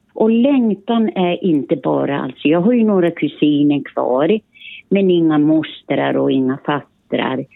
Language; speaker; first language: Swedish; early bilingual, other home language; Finnish